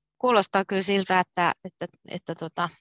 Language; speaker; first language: Finnish; native; Finnish